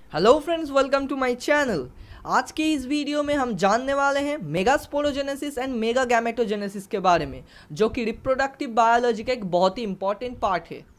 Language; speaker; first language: Hindi; non-native, local second language; Bangla